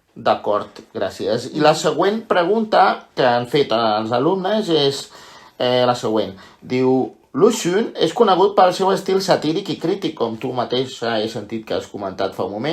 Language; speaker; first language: Catalan; native; Catalan